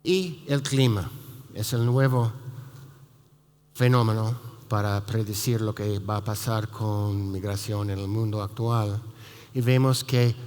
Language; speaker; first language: Spanish; non-native, fluent; English